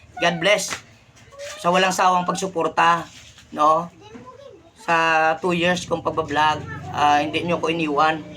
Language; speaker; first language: Filipino; non-native, local second language; Hiligaynon